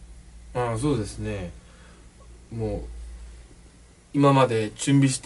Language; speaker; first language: Japanese; non-native, learner; Korean